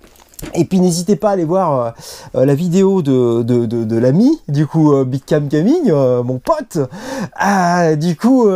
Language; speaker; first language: French; native; French